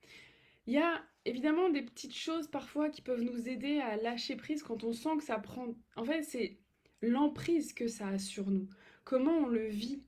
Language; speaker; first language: French; native; French